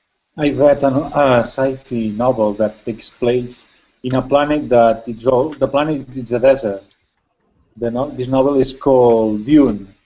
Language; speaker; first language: English; non-native, fluent; Spanish